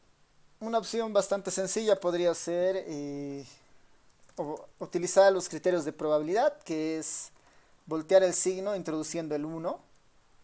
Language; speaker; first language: Spanish; native; Spanish